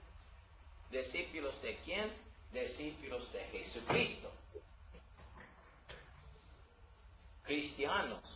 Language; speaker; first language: Spanish; non-native, learner; English